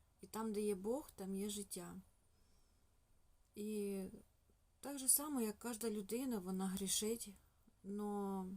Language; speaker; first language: Ukrainian; non-native, local second language; Russian